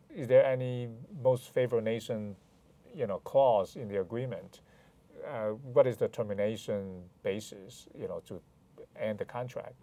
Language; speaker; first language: English; non-native, fluent; Chinese